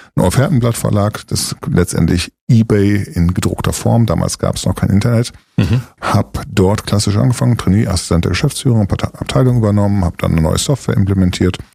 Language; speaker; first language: German; native; German